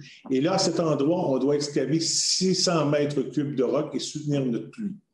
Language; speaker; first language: French; native; French